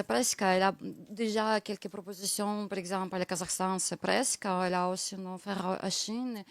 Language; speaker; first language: French; non-native, learner; Russian